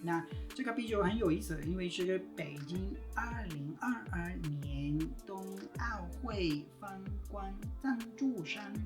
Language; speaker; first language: Chinese; non-native, fluent; Spanish